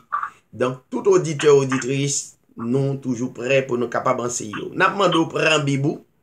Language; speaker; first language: French; non-native, local second language; Haitian Creole